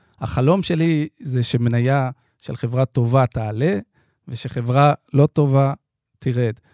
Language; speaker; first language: Hebrew; native; Hebrew